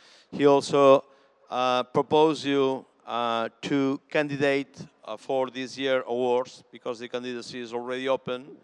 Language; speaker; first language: English; non-native, fluent; Catalan